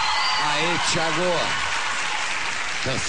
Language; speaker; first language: Portuguese; native; Portuguese